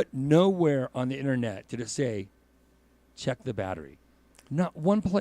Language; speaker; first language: English; native; English